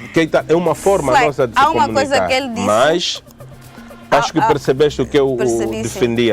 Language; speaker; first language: Portuguese; native; Portuguese